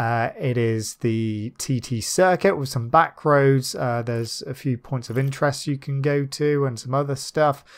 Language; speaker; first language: English; native; English